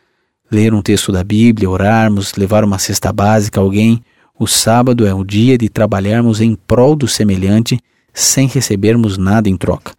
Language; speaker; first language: Portuguese; native; Portuguese